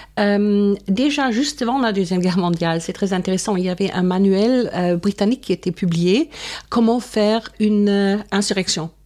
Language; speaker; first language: French; non-native, fluent; German